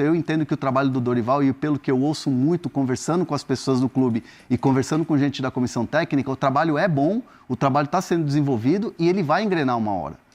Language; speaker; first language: Portuguese; native; Portuguese